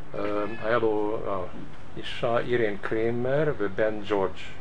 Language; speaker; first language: Hebrew; non-native, fluent; Hungarian